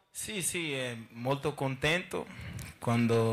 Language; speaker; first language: Italian; non-native, learner; Dutch